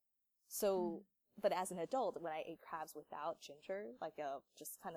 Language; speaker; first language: English; native; English